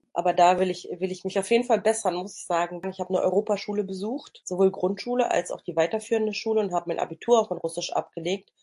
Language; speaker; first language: German; early bilingual, other home language; Russian